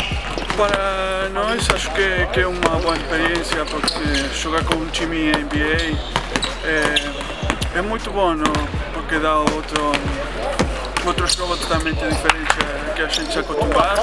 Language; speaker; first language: Portuguese; non-native, fluent; Spanish